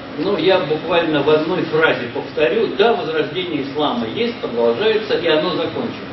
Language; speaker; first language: Russian; native; Russian